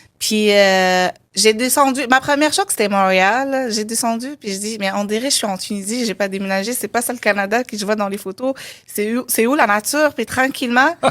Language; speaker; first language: French; non-native, local second language; Arabic